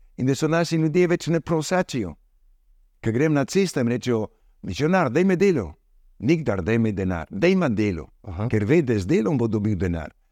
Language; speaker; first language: Slovenian; early bilingual, heritage; Slovenian